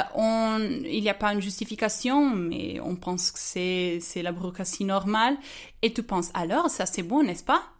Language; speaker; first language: French; non-native, fluent; Portuguese